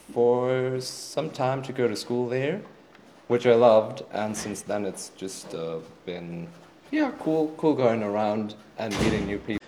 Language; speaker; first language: English; non-native, fluent; German